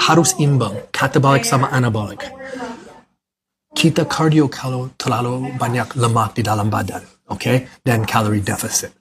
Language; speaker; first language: Indonesian; non-native, learner; English